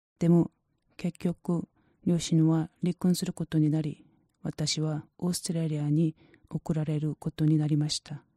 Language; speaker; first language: Japanese; non-native, learner; Korean